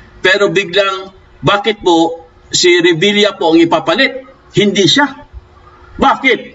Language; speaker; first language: Filipino; non-native, local second language; Cebuano